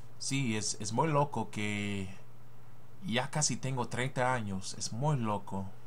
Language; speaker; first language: Spanish; non-native, learner; English